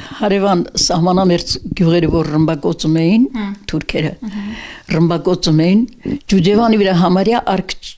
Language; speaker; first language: Armenian; native; Armenian